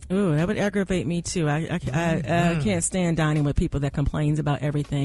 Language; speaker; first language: English; native; English